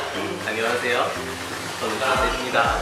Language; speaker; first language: Korean; non-native, fluent; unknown